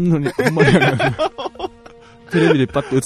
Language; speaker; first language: Japanese; native; Japanese